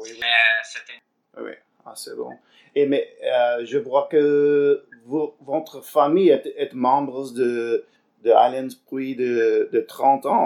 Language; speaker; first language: French; non-native, learner; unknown